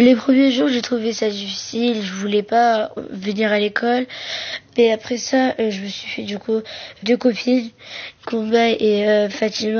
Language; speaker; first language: French; early bilingual, other home language; Arabic